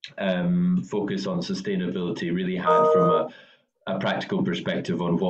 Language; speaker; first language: English; native; English